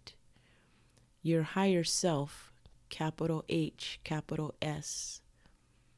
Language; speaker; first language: English; native; English